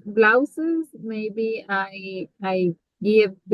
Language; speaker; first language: English; non-native, learner; Spanish